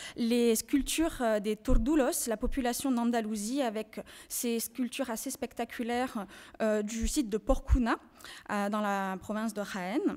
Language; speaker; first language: French; native; French